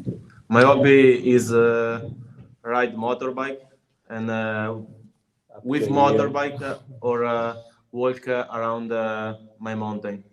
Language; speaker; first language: English; non-native, learner; Italian